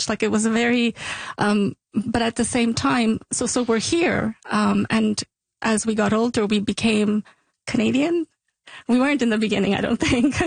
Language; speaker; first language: English; early bilingual, other home language; Sicilian